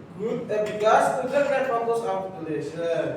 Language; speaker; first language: English; non-native, learner; Indonesian